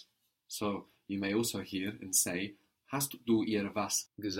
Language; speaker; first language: German; non-native, fluent; English